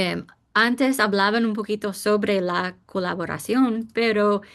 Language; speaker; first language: Spanish; non-native, fluent; English